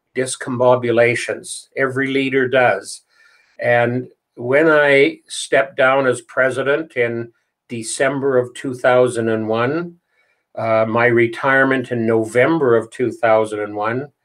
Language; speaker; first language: English; native; English